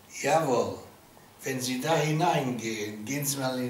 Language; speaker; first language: German; non-native, local second language; Luxembourgish